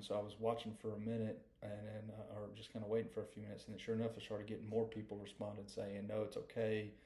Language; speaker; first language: English; native; English